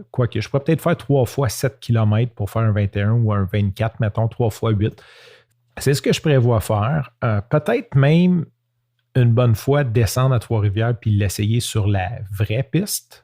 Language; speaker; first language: French; native; French